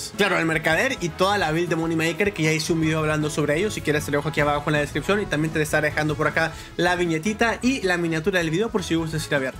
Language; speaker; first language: Spanish; native; Spanish